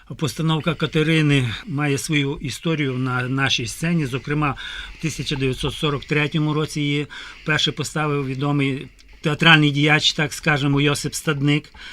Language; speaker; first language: Ukrainian; native; Ukrainian